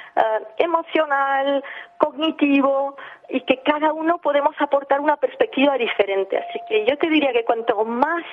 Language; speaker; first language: Spanish; early bilingual, heritage; English